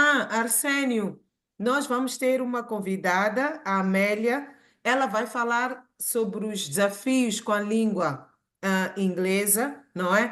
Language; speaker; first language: Portuguese; non-native, local second language; Tsonga